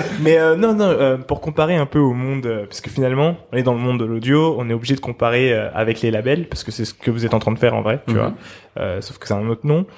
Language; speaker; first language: French; native; French